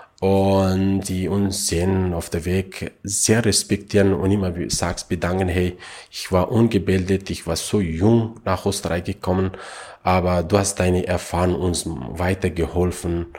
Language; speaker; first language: German; non-native, learner; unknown